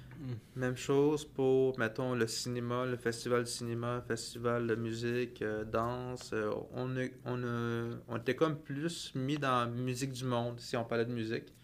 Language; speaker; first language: French; non-native, local second language; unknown